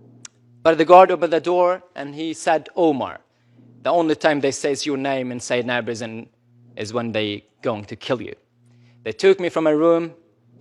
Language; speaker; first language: English; non-native, local second language; Arabic